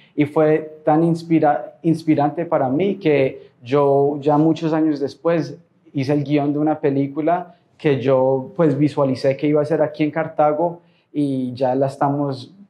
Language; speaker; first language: Spanish; early bilingual, heritage; Spanish